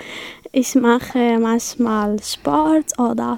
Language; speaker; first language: German; non-native, learner; Kurdish